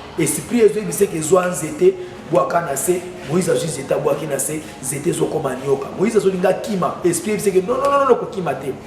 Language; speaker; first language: Lingala; native; Lingala